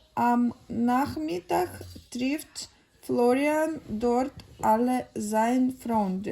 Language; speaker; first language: German; non-native, learner; Ukrainian